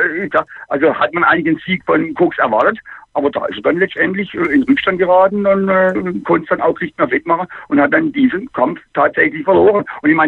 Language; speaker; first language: German; native; German